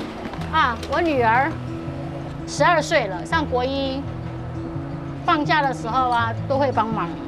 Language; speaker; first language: Chinese; native; Chinese